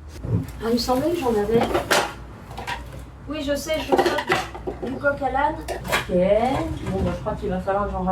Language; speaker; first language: French; native; French